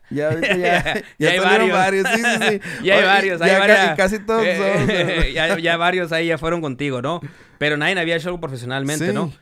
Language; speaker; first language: Spanish; early bilingual, heritage; Spanish